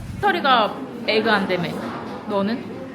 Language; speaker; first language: Korean; native; Korean